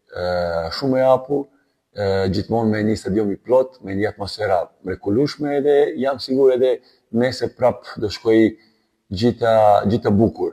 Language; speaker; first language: Albanian; non-native, learner; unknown